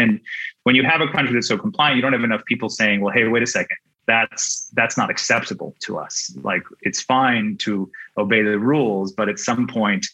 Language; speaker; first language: English; native; English